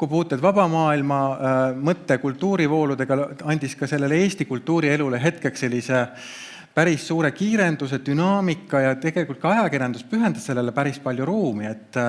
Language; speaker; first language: Estonian; native; Estonian